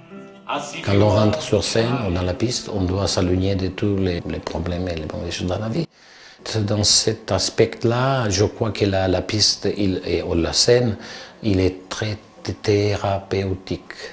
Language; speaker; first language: French; non-native, fluent; Italian